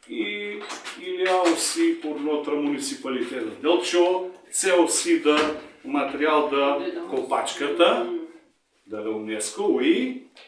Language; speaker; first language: French; non-native, learner; Macedonian